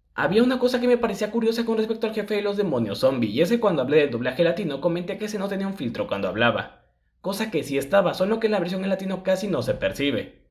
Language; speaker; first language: Spanish; native; Spanish